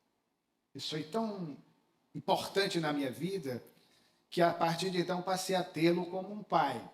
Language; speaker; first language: Portuguese; native; Portuguese